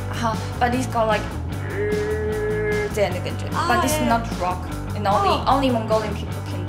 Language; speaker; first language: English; non-native, learner; Mongolian